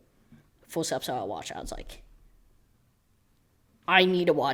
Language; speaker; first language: English; native; English